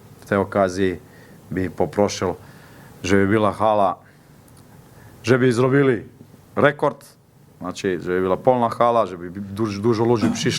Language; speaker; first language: Polish; non-native, learner; Slovenian